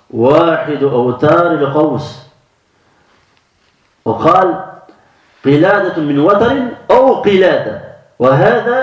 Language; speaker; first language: Arabic; non-native, fluent; French